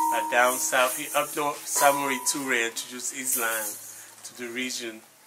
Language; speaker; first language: English; non-native, fluent; French